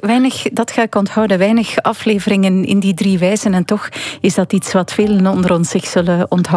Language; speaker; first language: Dutch; native; Dutch